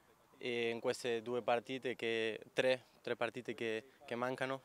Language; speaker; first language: Italian; non-native, fluent; Spanish